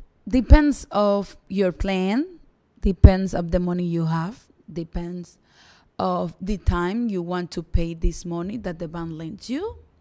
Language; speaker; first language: English; non-native, fluent; Spanish